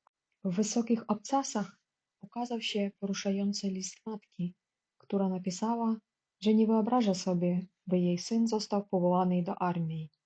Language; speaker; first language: Polish; non-native, fluent; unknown